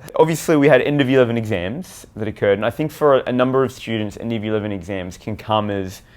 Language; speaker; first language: English; native; English